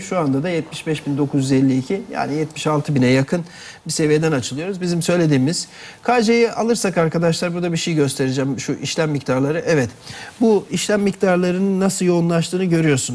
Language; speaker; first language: Turkish; native; Turkish